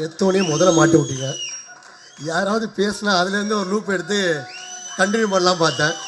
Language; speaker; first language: Tamil; native; Tamil